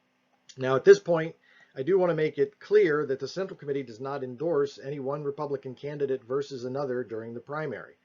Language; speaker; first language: English; native; English